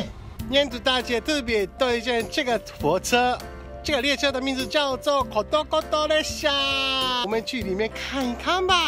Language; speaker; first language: Chinese; non-native, fluent; Japanese